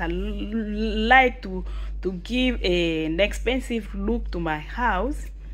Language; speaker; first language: English; non-native, fluent; Swahili